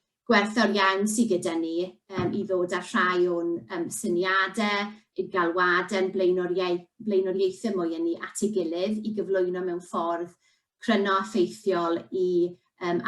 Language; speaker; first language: Welsh; native; Welsh